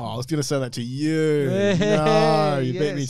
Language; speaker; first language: English; native; English